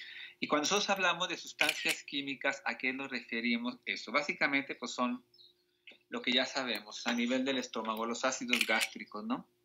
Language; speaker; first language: Spanish; native; Spanish